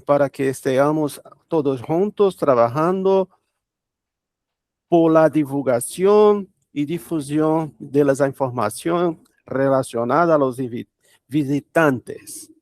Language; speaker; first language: Spanish; non-native, learner; Portuguese